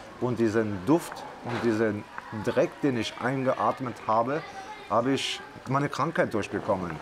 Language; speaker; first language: German; early bilingual, other home language; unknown